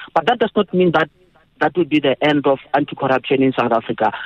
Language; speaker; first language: English; non-native, local second language; Northern Sotho